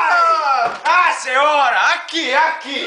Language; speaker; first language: Spanish; non-native, learner; English